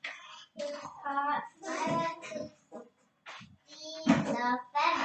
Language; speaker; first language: English; non-native, learner; Korean